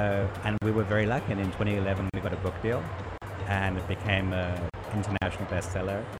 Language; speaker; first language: English; native; English